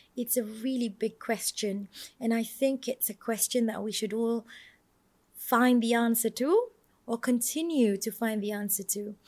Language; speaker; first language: English; non-native, local second language; Malay